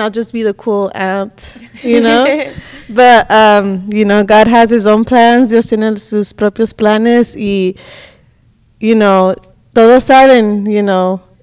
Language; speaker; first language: English; early bilingual, other home language; Spanish